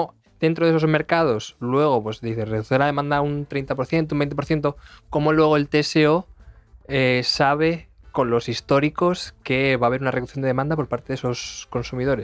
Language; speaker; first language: Spanish; native; Spanish